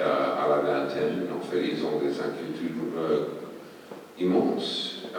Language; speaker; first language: French; non-native, fluent; English